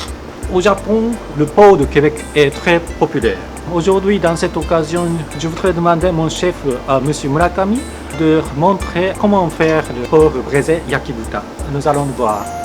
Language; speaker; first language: French; non-native, fluent; Japanese